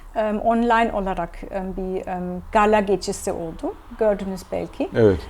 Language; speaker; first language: Turkish; non-native, fluent; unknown